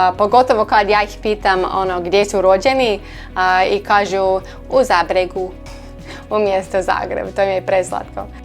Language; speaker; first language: Croatian; non-native, learner; English